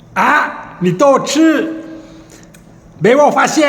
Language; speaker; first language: Chinese; non-native, learner; Italian